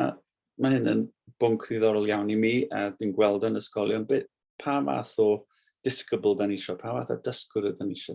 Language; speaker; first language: Welsh; native; Welsh